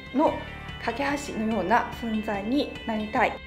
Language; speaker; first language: Japanese; non-native, fluent; Chinese